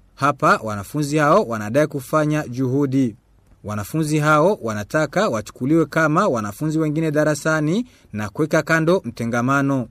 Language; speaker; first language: Swahili; non-native, local second language; Rundi